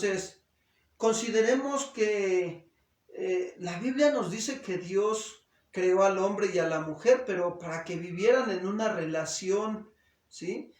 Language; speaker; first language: Spanish; native; Spanish